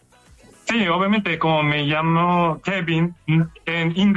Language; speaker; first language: Spanish; non-native, fluent; Korean